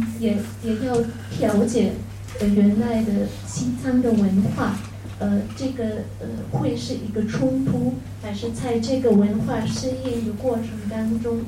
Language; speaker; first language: Chinese; non-native, fluent; German